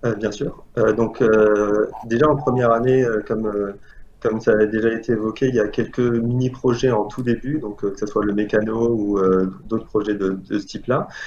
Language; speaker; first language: French; non-native, local second language; Arabic